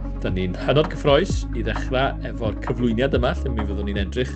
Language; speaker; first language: Welsh; native; Welsh